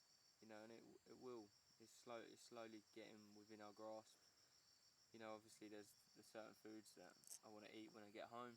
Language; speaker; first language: English; native; English